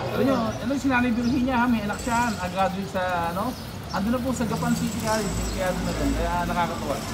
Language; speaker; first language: Filipino; native; Filipino